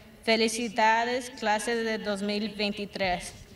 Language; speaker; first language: Spanish; early bilingual, heritage; Spanish